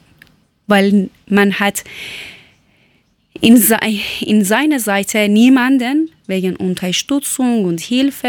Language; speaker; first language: German; non-native, learner; Persian